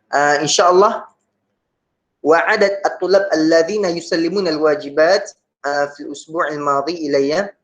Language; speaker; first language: Arabic; non-native, fluent; Malay